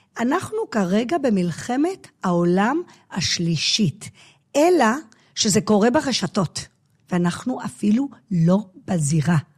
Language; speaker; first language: Hebrew; non-native, fluent; English